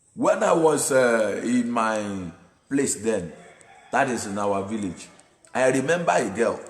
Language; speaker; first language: English; non-native, local second language; Yoruba